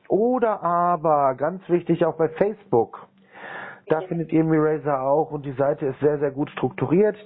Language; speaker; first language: German; native; German